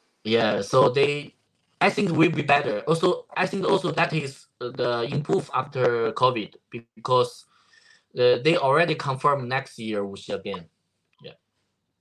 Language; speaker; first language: English; non-native, learner; Chinese